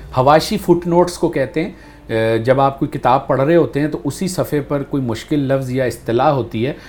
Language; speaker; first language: Urdu; native; Urdu